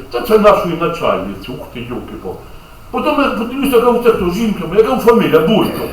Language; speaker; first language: Ukrainian; native; Ukrainian